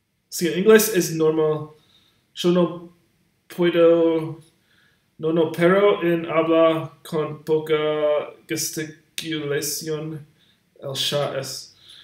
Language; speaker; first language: Spanish; non-native, learner; English